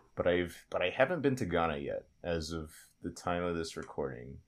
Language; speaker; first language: English; early bilingual, other home language; Filipino